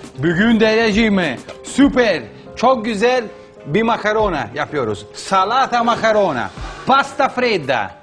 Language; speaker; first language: Turkish; non-native, learner; Italian